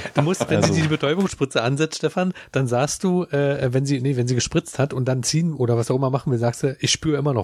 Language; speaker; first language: German; native; German